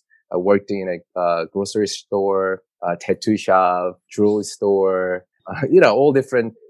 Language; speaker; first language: English; non-native, fluent; Korean